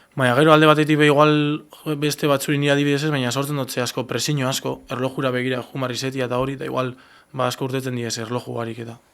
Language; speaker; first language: Basque; native; Basque